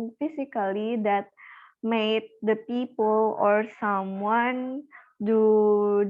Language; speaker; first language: English; non-native, learner; Indonesian